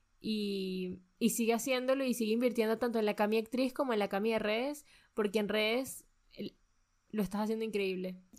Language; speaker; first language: Spanish; native; Spanish